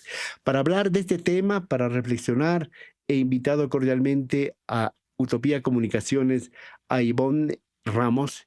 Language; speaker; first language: Spanish; native; Spanish